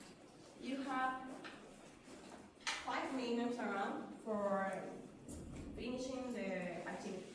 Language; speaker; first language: English; non-native, learner; Spanish